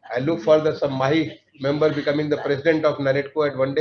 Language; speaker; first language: English; non-native, local second language; Hindi